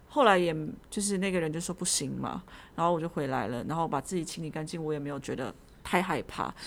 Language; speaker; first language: Chinese; native; Chinese